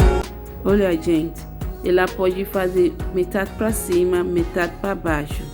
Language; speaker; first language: Portuguese; non-native, learner; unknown